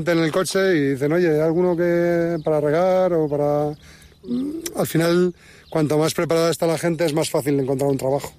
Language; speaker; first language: Spanish; native; Spanish